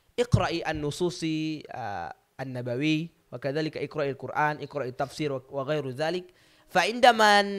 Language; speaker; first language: Arabic; non-native, learner; Indonesian